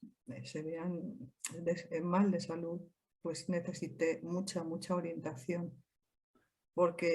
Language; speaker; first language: Spanish; native; Spanish